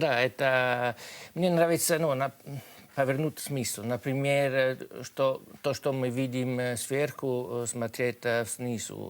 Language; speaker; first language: Russian; non-native, fluent; Italian